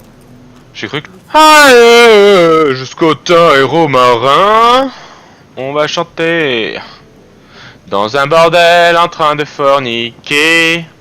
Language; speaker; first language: French; native; French